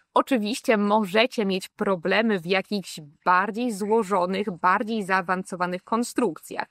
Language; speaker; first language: Polish; native; Polish